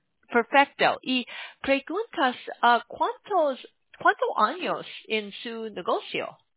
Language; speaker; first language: Spanish; non-native, learner; English